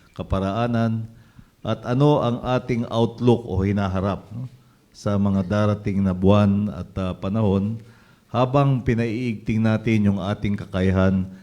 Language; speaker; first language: Filipino; native; Filipino